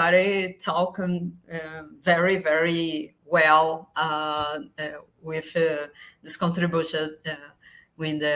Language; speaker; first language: English; non-native, learner; Portuguese